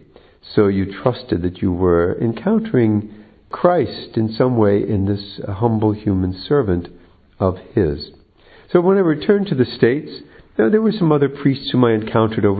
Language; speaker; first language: English; native; English